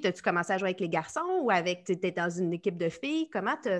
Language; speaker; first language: French; native; French